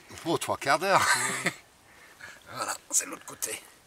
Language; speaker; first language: French; non-native, fluent; English